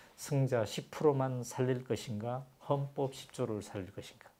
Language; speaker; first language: Korean; native; Korean